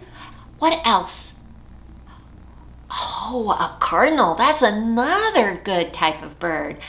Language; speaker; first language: English; native; English